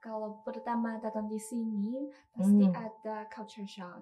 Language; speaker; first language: Indonesian; non-native, learner; Chinese